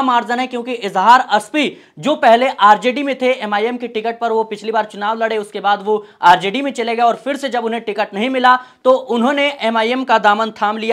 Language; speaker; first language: Hindi; native; Hindi